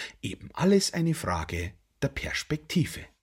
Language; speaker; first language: German; native; German